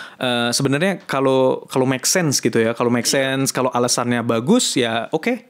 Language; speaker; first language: Indonesian; native; Indonesian